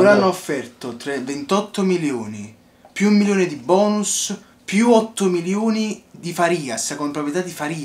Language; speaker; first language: Italian; native; Italian